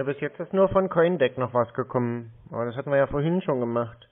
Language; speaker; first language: German; native; German